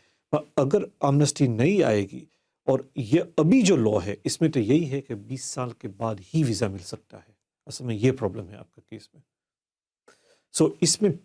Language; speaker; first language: Hindi; early bilingual, heritage; Hindi